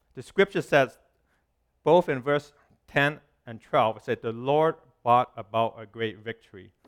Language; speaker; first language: English; non-native, local second language; Cantonese